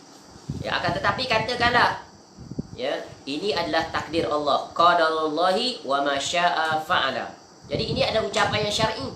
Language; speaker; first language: Malay; native; Malay